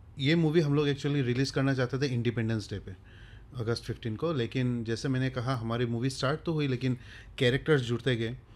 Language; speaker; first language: Hindi; non-native, local second language; Bangla